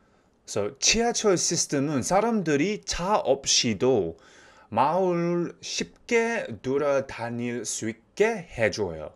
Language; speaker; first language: Korean; non-native, fluent; English